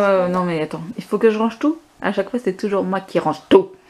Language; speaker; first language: French; native; French